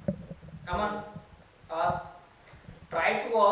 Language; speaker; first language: English; non-native, fluent; Hindi